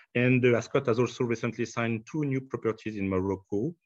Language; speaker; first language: English; non-native, fluent; French